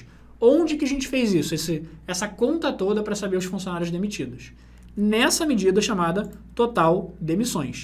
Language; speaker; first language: Portuguese; native; Portuguese